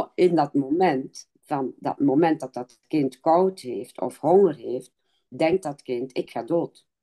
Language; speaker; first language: Dutch; native; Dutch